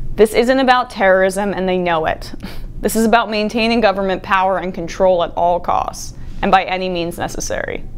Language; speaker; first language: English; native; English